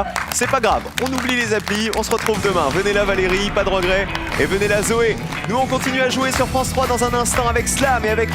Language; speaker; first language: French; native; French